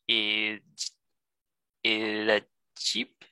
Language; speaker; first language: French; non-native, learner; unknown